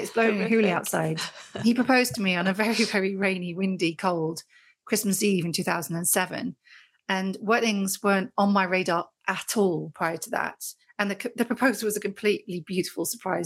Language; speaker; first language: English; native; English